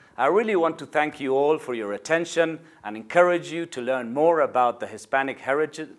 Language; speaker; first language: English; non-native, fluent; Spanish